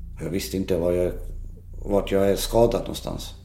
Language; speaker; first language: Swedish; non-native, local second language; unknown